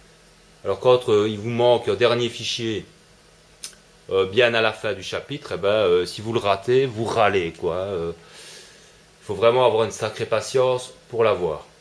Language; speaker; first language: French; native; French